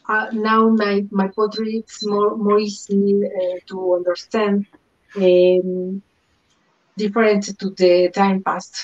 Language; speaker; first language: English; non-native, learner; Spanish